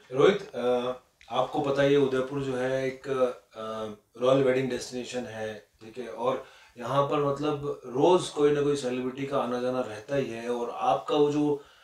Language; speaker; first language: Hindi; native; Hindi